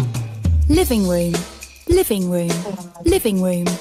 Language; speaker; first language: English; non-native, learner; Vietnamese